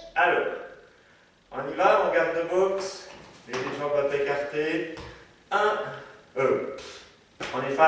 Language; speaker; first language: French; native; French